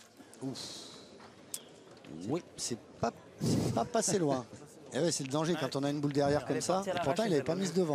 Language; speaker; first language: French; native; French